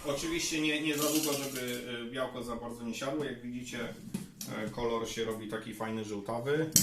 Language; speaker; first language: Polish; native; Polish